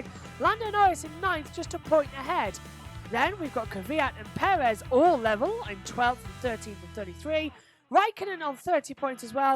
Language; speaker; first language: English; native; English